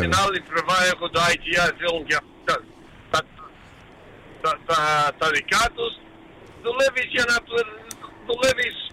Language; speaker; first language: Greek; early bilingual, heritage; Greek